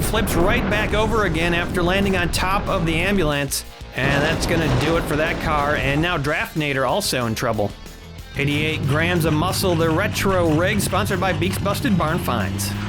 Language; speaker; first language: English; native; English